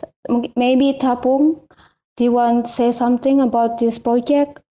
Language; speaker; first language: English; non-native, learner; Indonesian